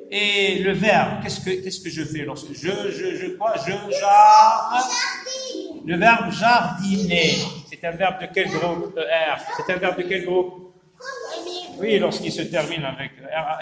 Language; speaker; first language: French; non-native, local second language; Arabic